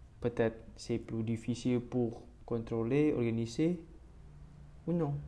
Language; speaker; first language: French; non-native, learner; Indonesian